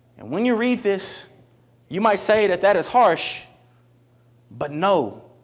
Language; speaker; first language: English; native; English